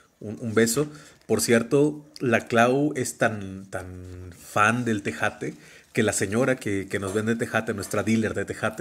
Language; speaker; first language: Spanish; native; Spanish